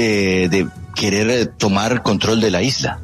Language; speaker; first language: Spanish; native; Spanish